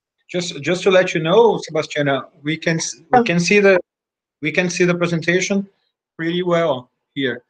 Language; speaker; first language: English; non-native, fluent; Portuguese